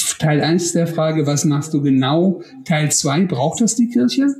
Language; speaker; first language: German; native; German